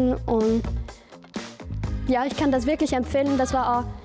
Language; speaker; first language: German; non-native, local second language; French